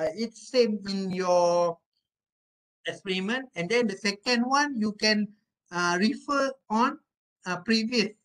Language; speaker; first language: English; non-native, local second language; Malay